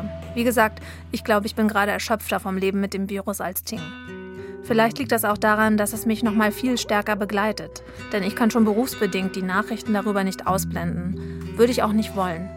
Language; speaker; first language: German; native; German